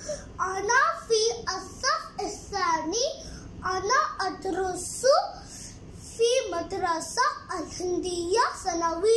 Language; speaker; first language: Arabic; non-native, learner; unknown